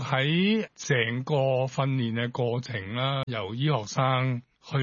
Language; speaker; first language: Cantonese; native; Cantonese